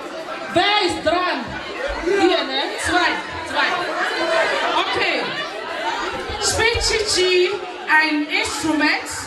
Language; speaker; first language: German; non-native, fluent; Igbo